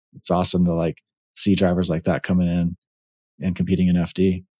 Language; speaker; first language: English; native; English